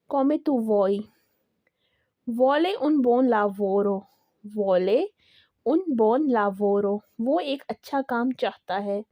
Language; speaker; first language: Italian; non-native, learner; Urdu